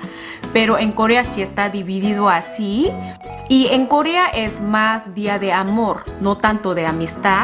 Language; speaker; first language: Spanish; non-native, learner; Korean